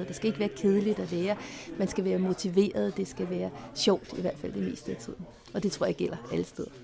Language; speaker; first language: Danish; native; Danish